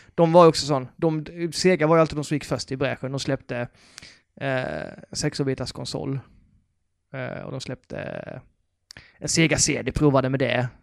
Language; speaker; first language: Swedish; native; Swedish